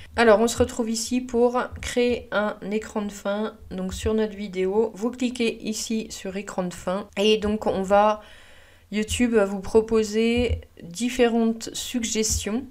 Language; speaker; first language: French; native; French